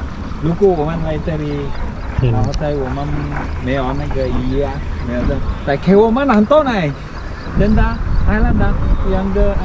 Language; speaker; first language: Chinese; non-native, learner; Filipino